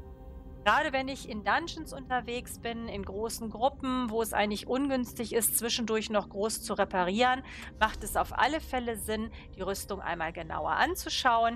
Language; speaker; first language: German; native; German